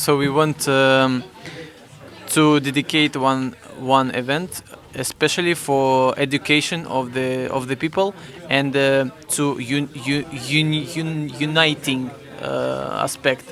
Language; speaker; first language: English; non-native, fluent; Russian